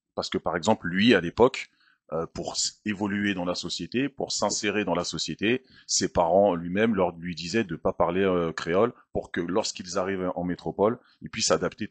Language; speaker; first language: French; native; French